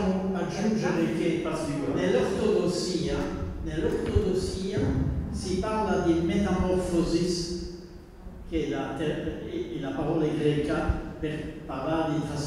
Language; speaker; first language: Italian; non-native, fluent; Dutch